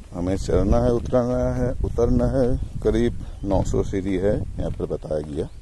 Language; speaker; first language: Hindi; non-native, local second language; Bangla